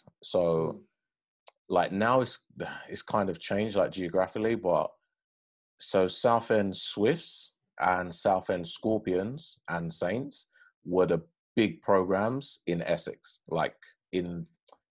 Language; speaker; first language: English; native; English